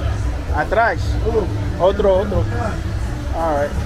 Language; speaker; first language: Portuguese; non-native, learner; English